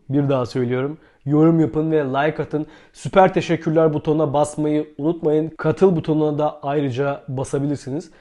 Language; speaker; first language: Turkish; native; Turkish